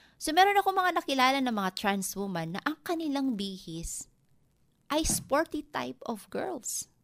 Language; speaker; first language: Filipino; non-native, local second language; Waray